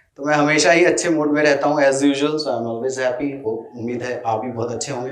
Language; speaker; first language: Hindi; native; Hindi